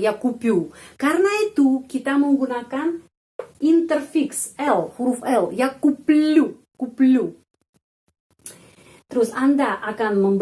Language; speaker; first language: Indonesian; non-native, fluent; Russian